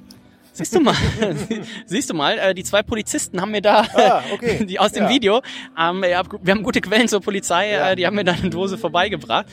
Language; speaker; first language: German; native; German